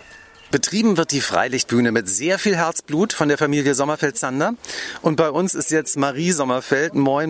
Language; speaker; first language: German; native; German